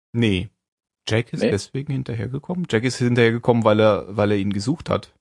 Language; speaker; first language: German; native; German